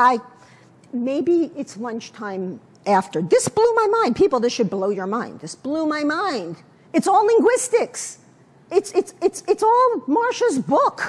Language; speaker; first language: English; native; English